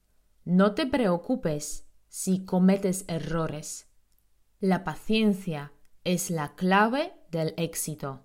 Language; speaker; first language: Spanish; non-native, fluent; Polish